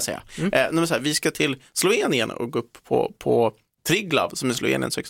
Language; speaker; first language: Swedish; native; Swedish